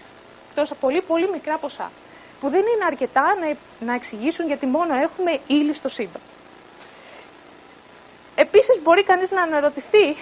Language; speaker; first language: Greek; native; Greek